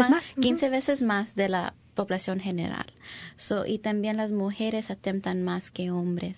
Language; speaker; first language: Spanish; early bilingual, heritage; English